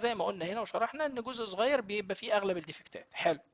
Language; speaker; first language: Arabic; native; Arabic